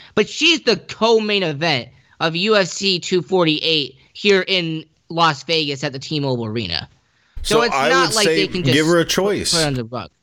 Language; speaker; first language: English; native; English